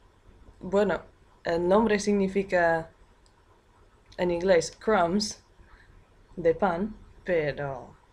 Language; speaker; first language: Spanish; non-native, fluent; English